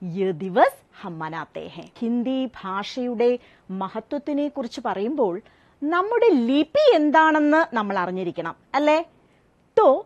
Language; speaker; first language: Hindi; non-native, local second language; Malayalam